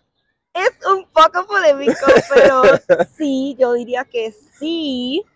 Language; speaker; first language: Spanish; native; Spanish